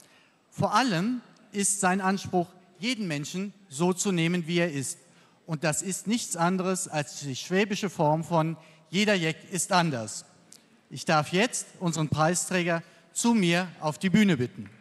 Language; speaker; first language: German; native; German